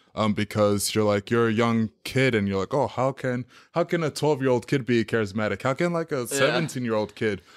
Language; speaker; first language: English; native; English